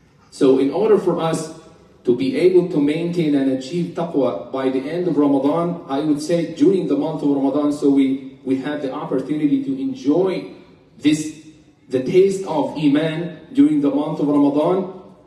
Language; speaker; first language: English; non-native, fluent; Arabic